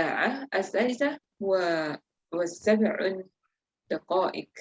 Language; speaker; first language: Arabic; non-native, learner; Indonesian